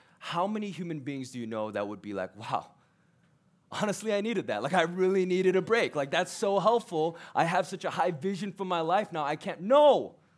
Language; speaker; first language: English; early bilingual, other home language; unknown